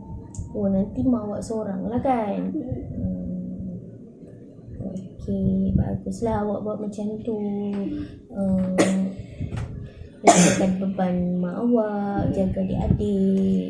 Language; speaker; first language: Malay; native; Malay